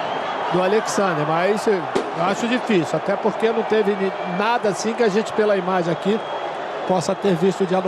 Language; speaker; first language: Portuguese; native; Portuguese